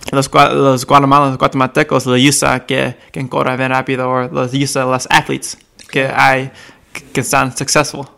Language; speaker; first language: Spanish; early bilingual, heritage; Spanish